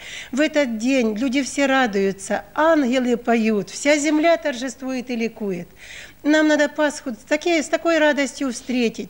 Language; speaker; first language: Russian; native; Russian